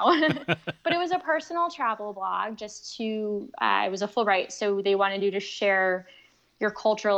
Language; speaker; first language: English; native; English